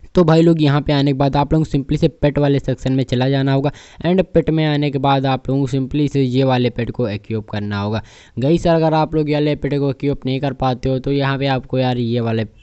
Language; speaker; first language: Hindi; native; Hindi